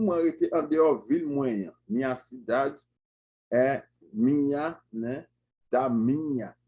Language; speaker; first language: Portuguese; non-native, learner; Haitian Creole